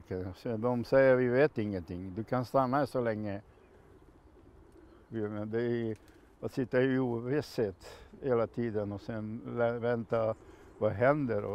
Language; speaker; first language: Swedish; non-native, fluent; Macedonian